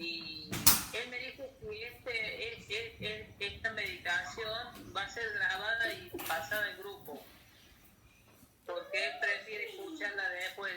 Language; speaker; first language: Spanish; native; Spanish